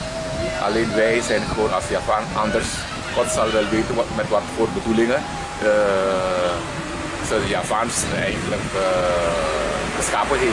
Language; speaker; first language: Dutch; early bilingual, heritage; Javanese